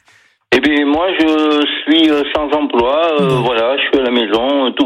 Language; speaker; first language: French; native; French